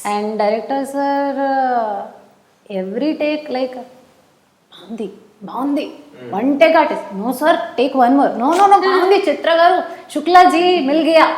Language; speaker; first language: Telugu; non-native, learner; Hindi